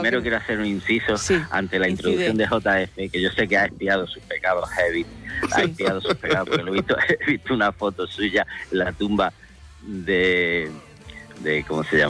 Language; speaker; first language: Spanish; native; Spanish